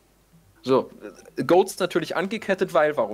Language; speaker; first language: German; native; German